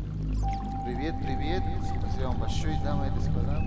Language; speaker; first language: Russian; non-native, learner; Spanish